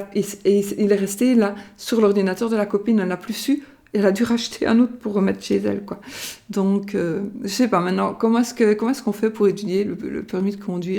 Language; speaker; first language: French; native; French